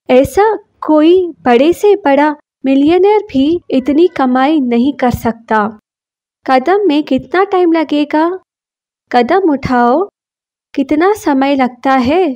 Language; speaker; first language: Hindi; non-native, local second language; Kannada